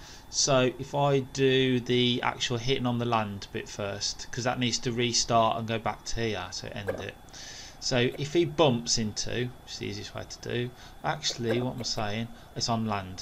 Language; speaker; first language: English; native; English